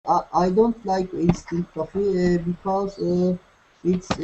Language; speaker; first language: English; non-native, learner; Turkish